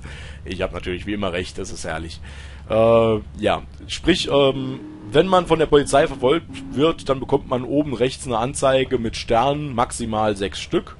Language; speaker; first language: German; native; German